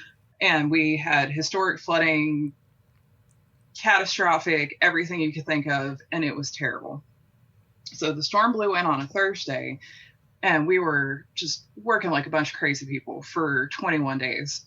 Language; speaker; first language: English; native; English